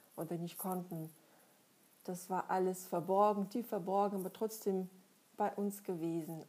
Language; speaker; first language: German; non-native, fluent; Russian